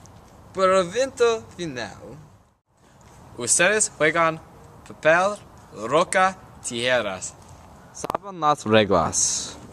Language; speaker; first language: Spanish; non-native, learner; English